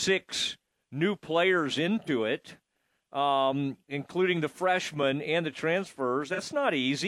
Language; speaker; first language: English; native; English